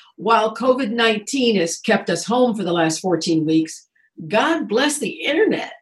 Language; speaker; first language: English; native; English